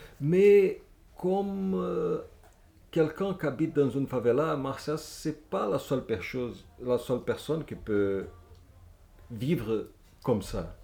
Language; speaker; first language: French; non-native, fluent; Portuguese